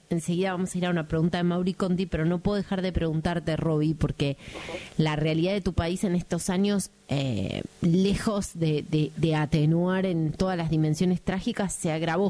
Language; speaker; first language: Spanish; native; Spanish